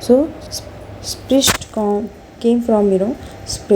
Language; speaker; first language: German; non-native, learner; Hindi